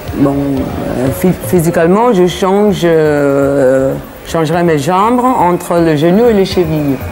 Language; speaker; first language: French; non-native, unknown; English